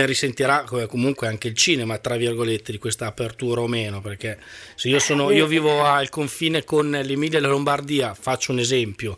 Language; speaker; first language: Italian; native; Italian